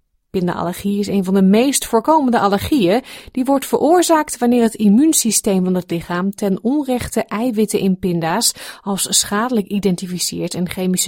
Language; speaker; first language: Dutch; native; Dutch